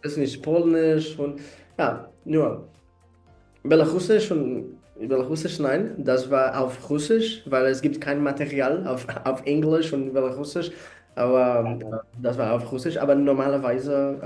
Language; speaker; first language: German; non-native, learner; Portuguese